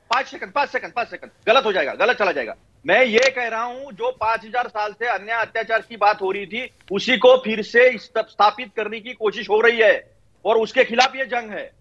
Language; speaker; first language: Hindi; non-native, local second language; Marathi